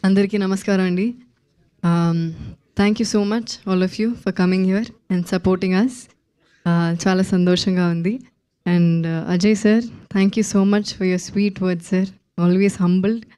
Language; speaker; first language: Telugu; non-native, local second language; Malayalam